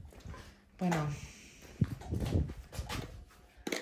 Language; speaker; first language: Spanish; non-native, learner; English